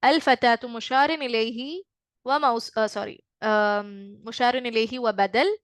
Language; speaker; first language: Arabic; non-native, fluent; Malayalam